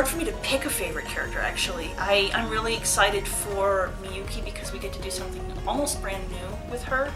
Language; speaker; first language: English; native; English